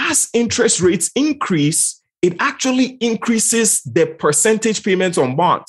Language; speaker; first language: English; non-native, local second language; Akan